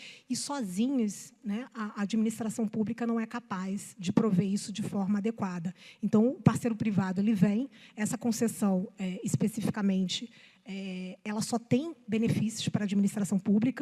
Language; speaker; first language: Portuguese; native; Portuguese